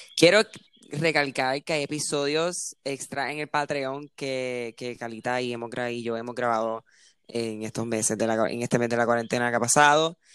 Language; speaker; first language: Spanish; early bilingual, heritage; Spanish